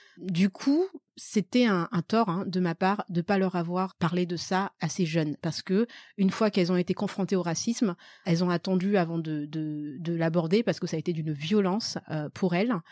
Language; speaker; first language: French; early bilingual, other home language; Malagasy